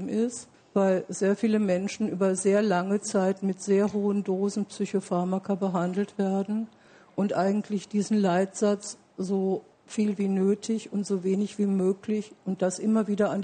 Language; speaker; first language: German; native; German